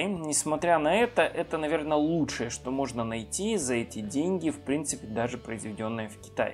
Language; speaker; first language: Russian; native; Russian